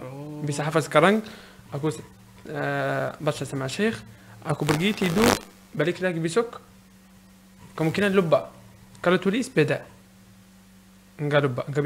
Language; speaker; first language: Indonesian; non-native, learner; Arabic